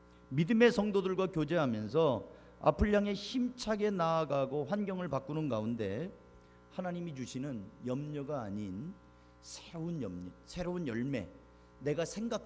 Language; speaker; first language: Korean; native; Korean